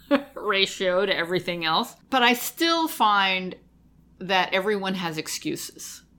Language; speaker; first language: English; native; English